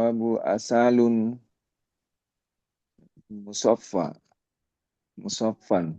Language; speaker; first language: Arabic; non-native, learner; Indonesian